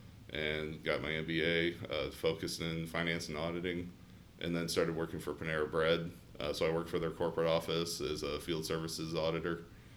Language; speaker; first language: English; native; English